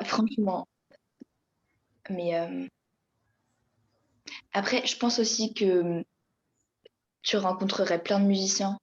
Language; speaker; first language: French; native; French